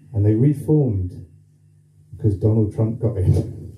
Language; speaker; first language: English; native; English